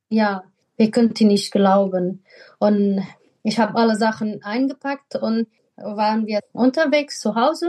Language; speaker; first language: German; non-native, fluent; Persian